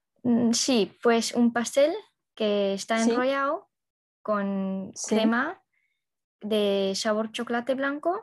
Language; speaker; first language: Spanish; non-native, learner; Dutch